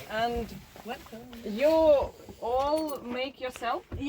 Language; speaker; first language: English; non-native, learner; Ukrainian